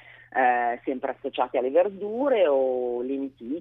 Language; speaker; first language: Italian; native; Italian